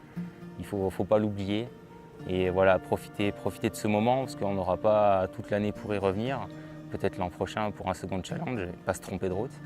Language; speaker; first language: French; native; French